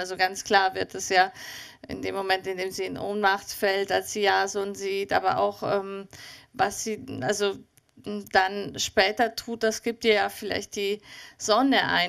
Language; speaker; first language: German; native; German